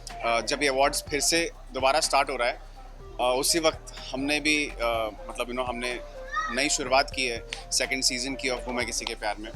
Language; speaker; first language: Hindi; native; Hindi